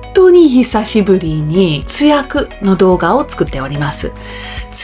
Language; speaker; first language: Japanese; non-native, fluent; English